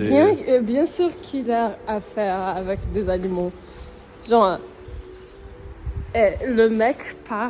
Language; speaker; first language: French; non-native, learner; Portuguese